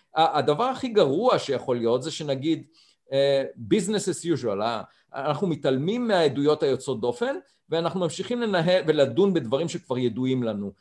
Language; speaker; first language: Hebrew; native; Hebrew